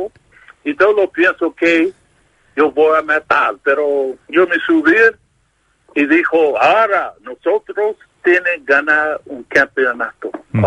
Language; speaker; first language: Spanish; non-native, learner; English